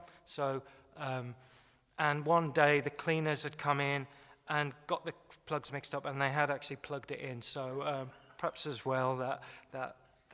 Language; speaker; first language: English; native; English